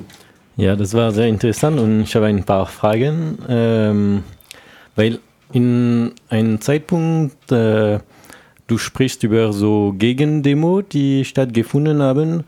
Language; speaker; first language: German; non-native, learner; French